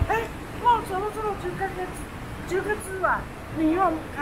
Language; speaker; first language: Japanese; non-native, fluent; Chinese